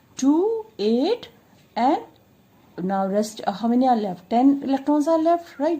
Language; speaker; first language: English; non-native, local second language; Hindi